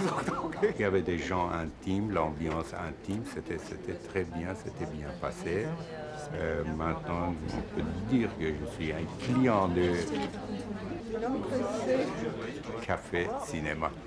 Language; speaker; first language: French; non-native, fluent; Persian